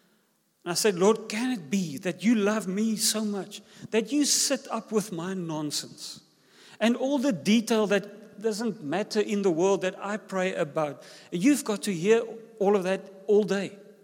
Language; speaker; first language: English; non-native, local second language; Afrikaans